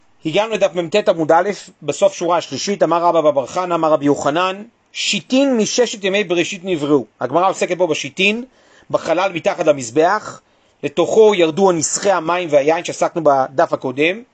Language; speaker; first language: Hebrew; native; Hebrew